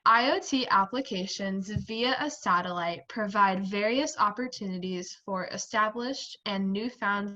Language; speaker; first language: English; native; English